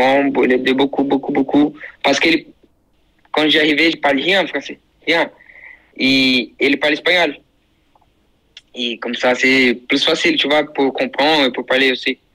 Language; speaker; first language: French; non-native, learner; Portuguese